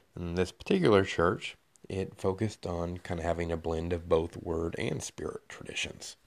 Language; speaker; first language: English; native; English